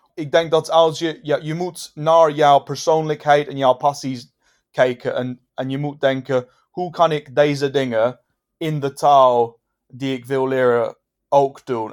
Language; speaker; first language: Dutch; non-native, fluent; English